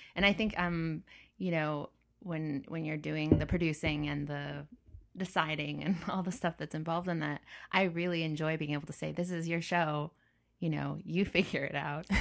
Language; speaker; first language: English; native; English